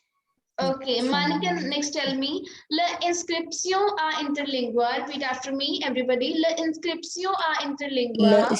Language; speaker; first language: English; non-native, local second language; Hindi